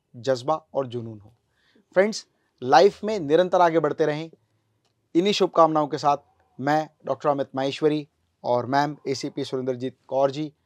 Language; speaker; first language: Hindi; native; Hindi